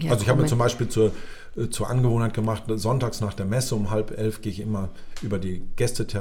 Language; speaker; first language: German; native; German